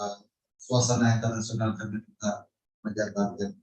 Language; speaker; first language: Indonesian; native; Indonesian